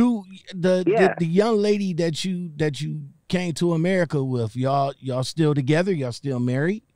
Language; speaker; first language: English; native; English